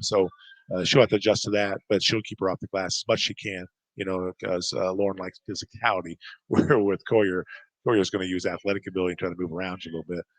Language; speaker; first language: English; native; English